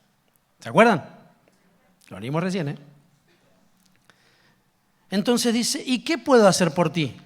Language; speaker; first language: Spanish; native; Spanish